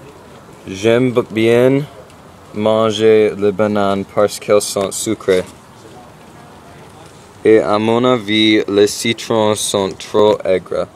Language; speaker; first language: French; non-native, learner; English